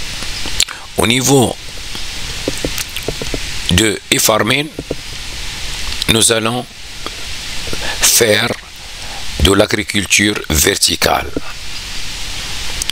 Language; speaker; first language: French; non-native, local second language; Arabic